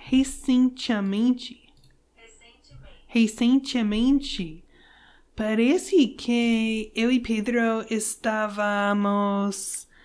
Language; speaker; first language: Portuguese; non-native, learner; English